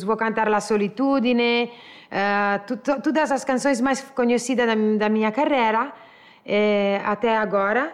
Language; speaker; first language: Portuguese; non-native, learner; Italian